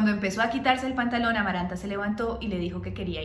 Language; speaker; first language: Spanish; native; Spanish